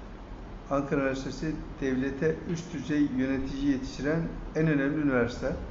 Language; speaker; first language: Turkish; native; Turkish